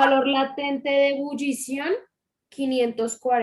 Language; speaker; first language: Spanish; native; Spanish